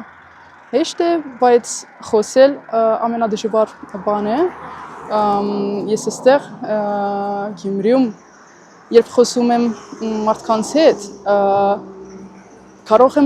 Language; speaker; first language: Armenian; non-native, learner; Italian